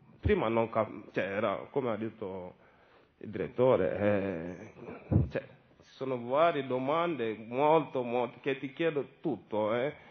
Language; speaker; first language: Italian; non-native, learner; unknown